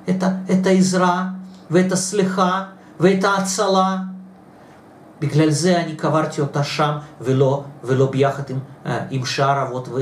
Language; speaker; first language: Hebrew; non-native, fluent; Russian